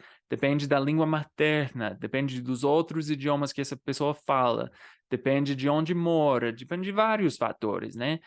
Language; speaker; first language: Portuguese; non-native, fluent; English